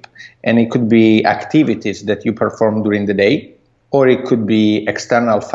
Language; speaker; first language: English; non-native, fluent; Italian